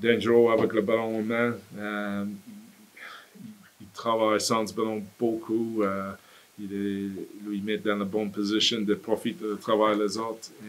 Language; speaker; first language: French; non-native, fluent; English